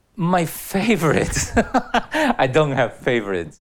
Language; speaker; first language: English; non-native, fluent; Spanish